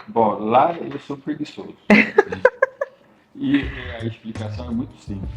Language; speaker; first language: Portuguese; non-native, fluent; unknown